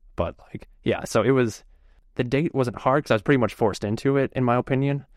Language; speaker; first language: English; native; English